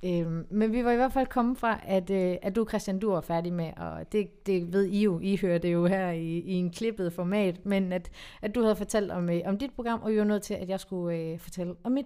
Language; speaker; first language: Danish; native; Danish